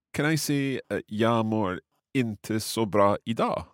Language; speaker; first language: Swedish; non-native, learner; English